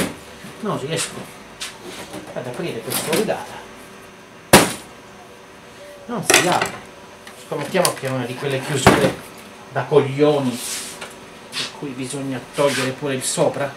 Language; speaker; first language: Italian; native; Italian